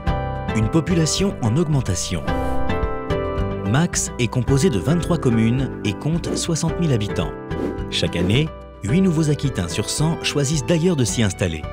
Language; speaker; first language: French; native; French